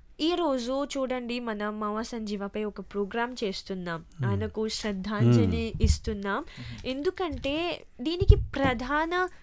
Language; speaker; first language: Telugu; early bilingual, heritage; Telugu